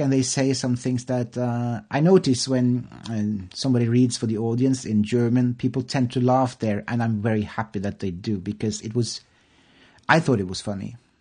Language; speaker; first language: English; non-native, fluent; Norwegian